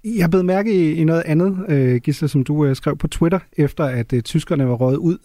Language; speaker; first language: Danish; non-native, local second language; German